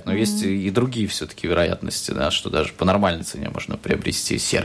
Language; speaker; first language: Russian; native; Russian